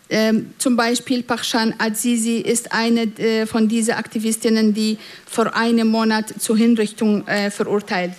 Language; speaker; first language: German; non-native, fluent; Central Kurdish